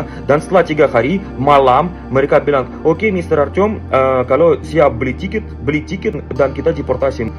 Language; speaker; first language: Indonesian; non-native, fluent; Russian